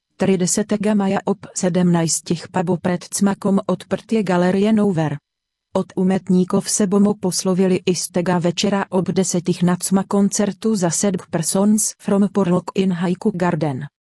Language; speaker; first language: Slovenian; non-native, learner; Czech